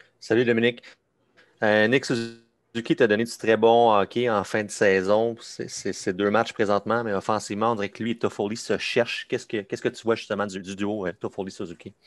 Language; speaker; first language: French; native; French